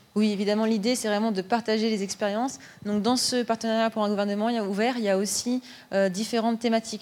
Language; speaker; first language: French; native; French